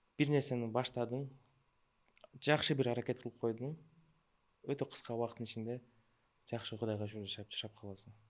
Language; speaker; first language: Kyrgyz; early bilingual, other home language; Russian